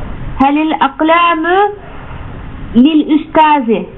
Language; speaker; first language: Arabic; non-native, learner; Turkish